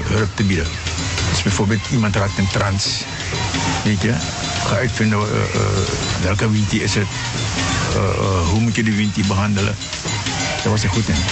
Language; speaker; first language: Dutch; non-native, local second language; English